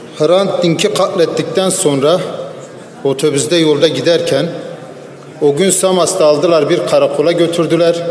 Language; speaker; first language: Turkish; non-native, local second language; Kurdish